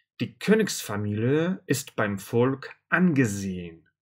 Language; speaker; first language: German; non-native, fluent; Russian